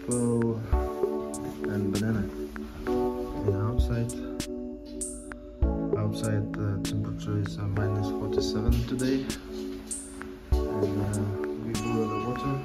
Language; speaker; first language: English; non-native, learner; Russian